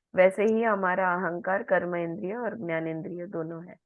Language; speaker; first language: Hindi; non-native, local second language; Marathi